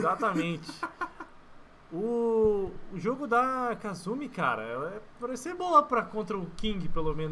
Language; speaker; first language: Portuguese; native; Portuguese